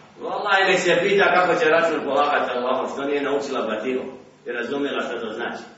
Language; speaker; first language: Bosnian; native; Bosnian